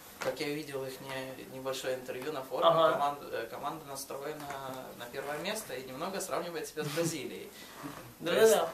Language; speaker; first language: Russian; native; Russian